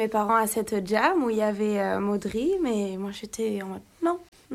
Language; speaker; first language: French; native; French